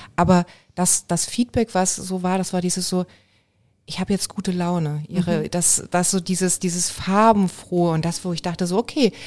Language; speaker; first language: German; native; German